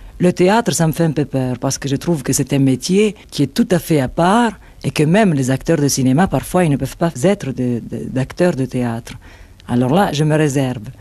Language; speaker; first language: French; non-native, fluent; Italian